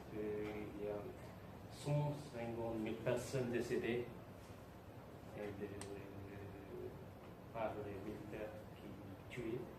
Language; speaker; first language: French; non-native, learner; Tamil